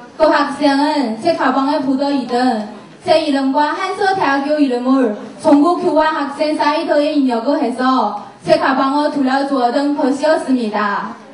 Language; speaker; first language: Korean; non-native, learner; Chinese